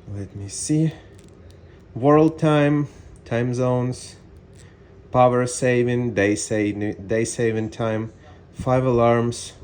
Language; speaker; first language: English; non-native, fluent; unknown